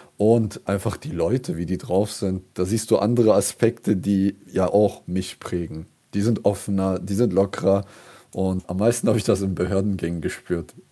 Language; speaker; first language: German; early bilingual, other home language; Kurdish